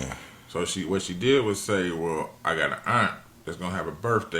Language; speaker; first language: English; native; English